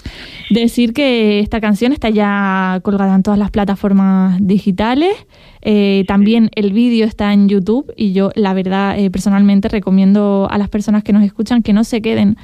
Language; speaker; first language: Spanish; native; Spanish